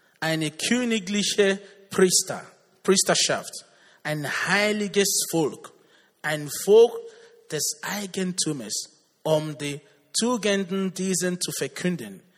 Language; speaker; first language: German; non-native, learner; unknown